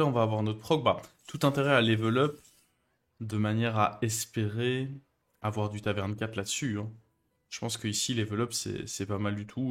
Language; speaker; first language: French; native; French